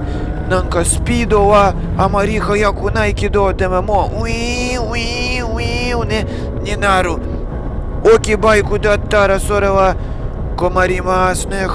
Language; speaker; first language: Japanese; non-native, learner; Russian